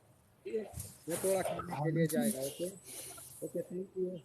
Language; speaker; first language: Hindi; non-native, local second language; Pashto